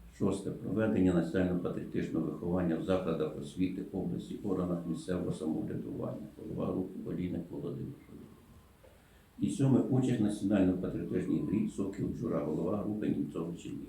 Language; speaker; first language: Ukrainian; native; Ukrainian